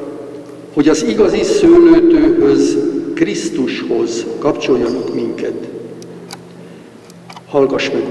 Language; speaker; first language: Hungarian; native; Hungarian